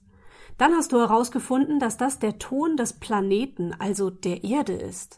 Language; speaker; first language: German; native; German